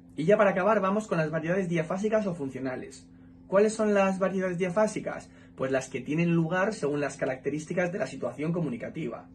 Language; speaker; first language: Spanish; native; Spanish